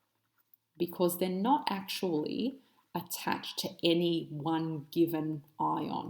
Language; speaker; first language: English; native; English